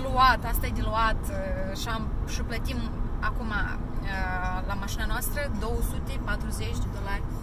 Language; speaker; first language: Romanian; native; Romanian